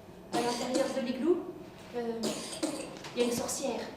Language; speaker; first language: French; native; French